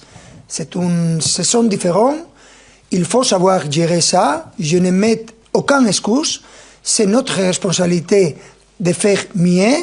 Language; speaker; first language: French; non-native, fluent; Spanish